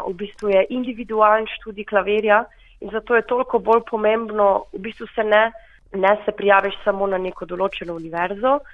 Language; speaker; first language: Slovenian; native; Slovenian